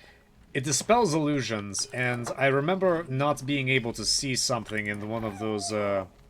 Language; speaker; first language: English; native; English